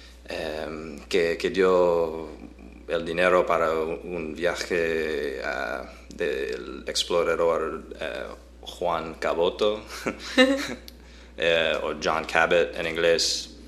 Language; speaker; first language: Spanish; non-native, fluent; English